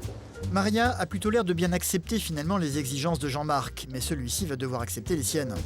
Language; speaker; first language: French; native; French